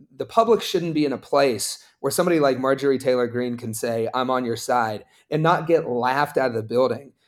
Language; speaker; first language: English; native; English